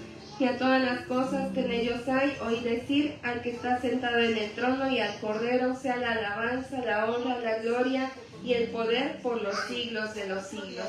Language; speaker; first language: Spanish; native; Spanish